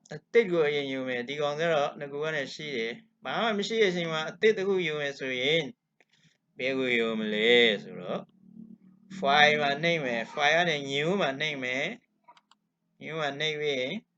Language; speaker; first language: Burmese; non-native, local second language; Kachin